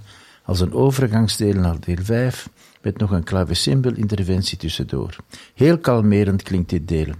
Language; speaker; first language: Dutch; native; Dutch